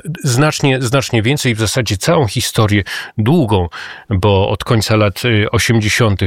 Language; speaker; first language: Polish; native; Polish